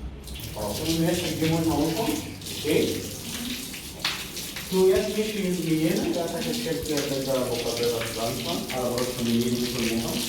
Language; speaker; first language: Polish; non-native, learner; Arabic